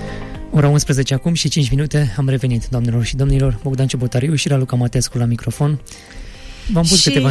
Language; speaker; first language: Romanian; native; Romanian